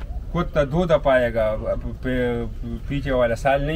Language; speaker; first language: Hindi; non-native, local second language; Pashto